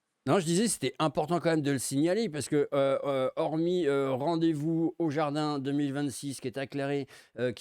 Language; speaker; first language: French; native; French